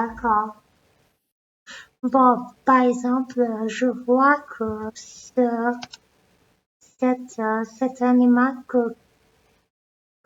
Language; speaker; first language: French; non-native, learner; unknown